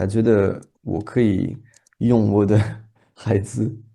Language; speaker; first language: Chinese; non-native, learner; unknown